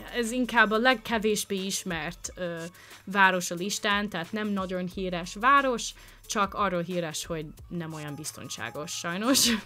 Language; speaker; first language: Hungarian; non-native, fluent; English